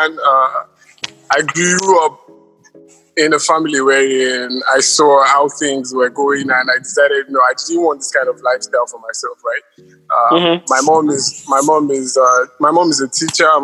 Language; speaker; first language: English; non-native, local second language; Yoruba